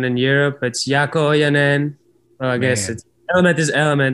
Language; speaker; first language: English; non-native, fluent; Latvian